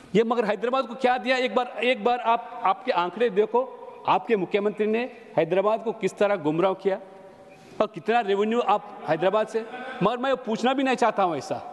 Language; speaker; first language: Hindi; non-native, local second language; Telugu